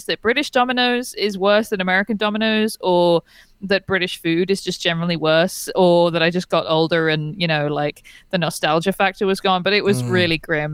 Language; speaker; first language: English; native; English